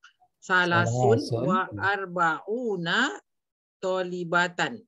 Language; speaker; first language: Arabic; non-native, learner; Malay